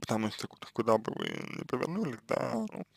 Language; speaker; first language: Russian; native; Russian